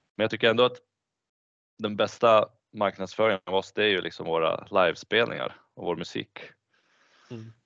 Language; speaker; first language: Swedish; early bilingual, other home language; Bosnian